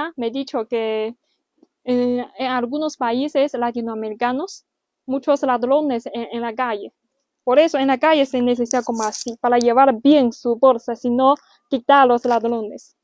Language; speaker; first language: Spanish; non-native, learner; Chinese